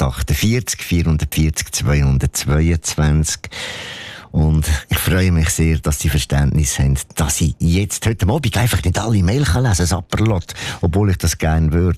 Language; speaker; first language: German; native; German